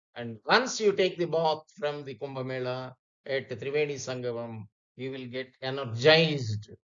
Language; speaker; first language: English; non-native, local second language; Telugu